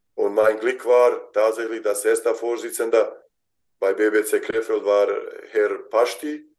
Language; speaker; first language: German; non-native, fluent; Bosnian